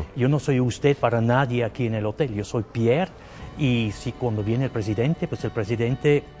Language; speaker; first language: Spanish; non-native, fluent; Swiss German